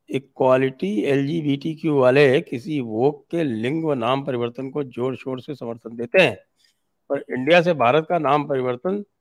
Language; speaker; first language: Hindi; native; Hindi